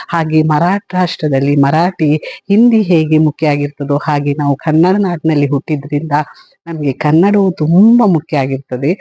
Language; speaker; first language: Kannada; native; Kannada